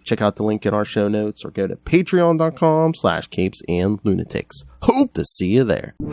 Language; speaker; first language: English; native; English